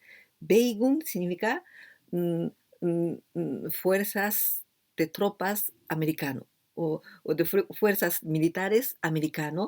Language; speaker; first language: Spanish; non-native, fluent; Japanese